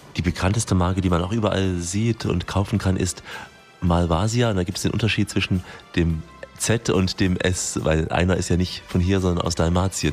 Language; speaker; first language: German; native; German